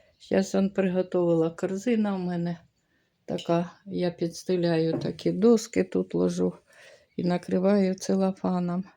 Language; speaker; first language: Ukrainian; native; Ukrainian